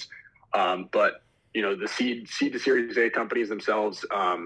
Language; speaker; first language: English; native; English